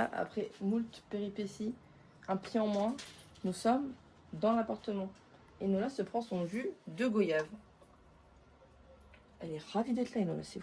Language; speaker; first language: French; native; French